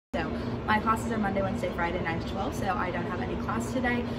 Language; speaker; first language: English; native; English